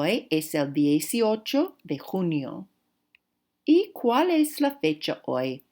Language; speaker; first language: Spanish; non-native, fluent; English